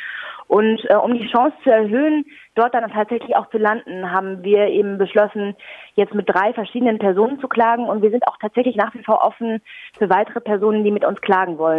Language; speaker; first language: German; native; German